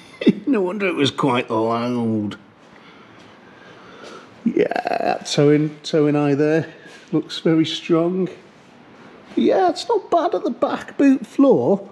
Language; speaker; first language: English; native; English